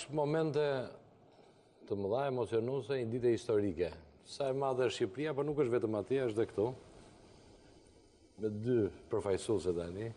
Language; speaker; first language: Albanian; native; Albanian